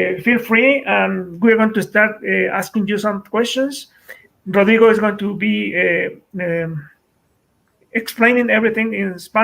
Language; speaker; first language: English; non-native, fluent; Spanish